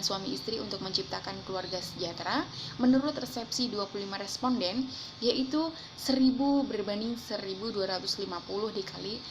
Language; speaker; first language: Indonesian; native; Indonesian